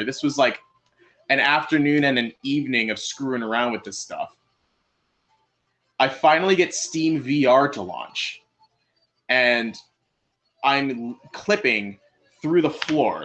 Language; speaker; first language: English; native; English